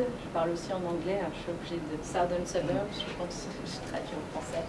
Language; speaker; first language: French; native; French